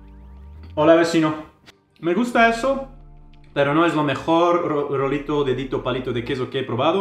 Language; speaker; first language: Spanish; non-native, fluent; German